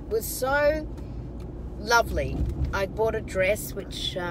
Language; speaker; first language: English; native; English